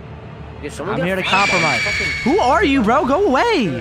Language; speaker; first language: English; native; English